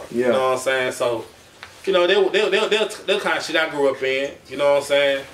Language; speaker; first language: English; native; English